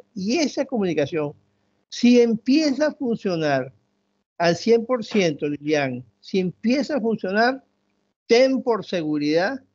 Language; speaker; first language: Spanish; native; Spanish